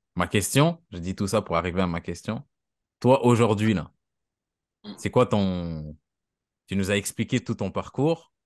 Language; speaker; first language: French; native; French